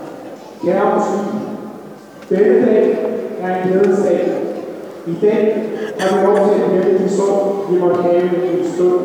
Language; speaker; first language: Danish; non-native, fluent; Arabic